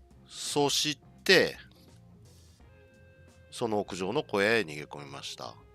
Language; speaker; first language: Japanese; non-native, learner; English